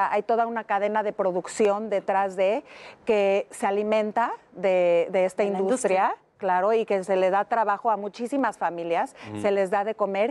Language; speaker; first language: Spanish; native; Spanish